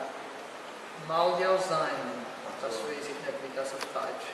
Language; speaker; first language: German; early bilingual, heritage; German